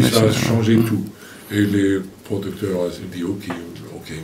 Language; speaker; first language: French; non-native, fluent; Swedish